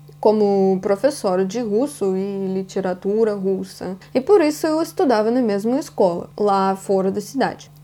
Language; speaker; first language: Portuguese; non-native, fluent; Russian